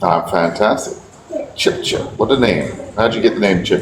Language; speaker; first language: English; native; English